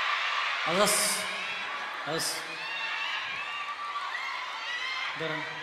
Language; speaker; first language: Japanese; non-native, learner; Korean